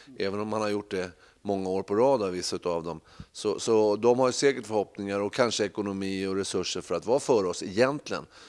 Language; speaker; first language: Swedish; native; Swedish